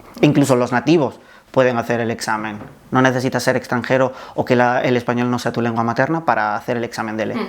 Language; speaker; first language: Spanish; native; Spanish